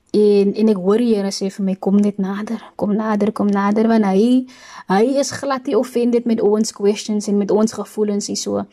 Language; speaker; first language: Afrikaans; native; Afrikaans